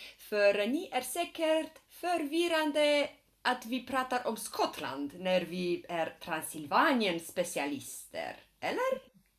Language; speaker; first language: Swedish; non-native, fluent; Romanian